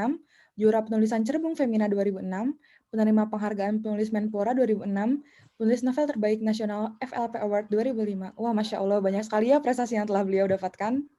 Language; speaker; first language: Indonesian; native; Indonesian